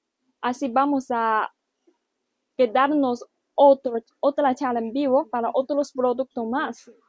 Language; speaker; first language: Spanish; non-native, learner; Chinese